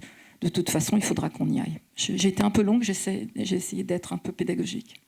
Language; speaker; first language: French; native; French